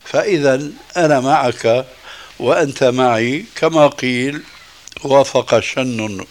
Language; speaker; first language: Arabic; early bilingual, other home language; Albanian